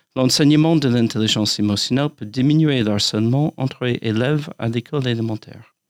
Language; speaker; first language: French; non-native, fluent; English